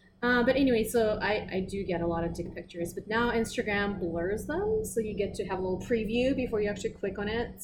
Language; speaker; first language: English; non-native, fluent; Russian